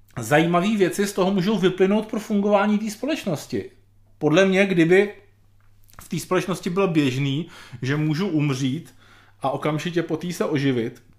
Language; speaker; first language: Czech; native; Czech